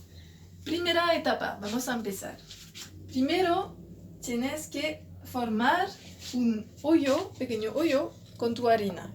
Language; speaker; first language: Spanish; non-native, fluent; French